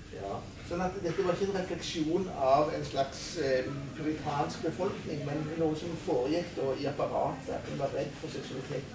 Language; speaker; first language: Norwegian; native; Norwegian